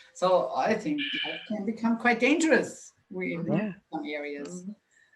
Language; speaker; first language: English; non-native, fluent; German